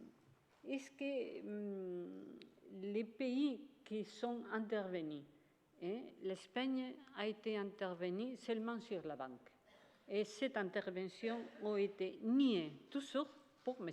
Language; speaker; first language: French; non-native, fluent; Spanish